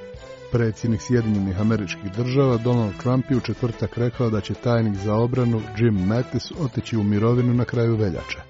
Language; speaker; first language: Croatian; native; Croatian